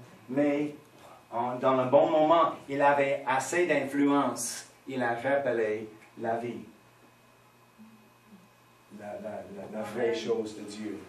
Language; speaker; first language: French; non-native, fluent; English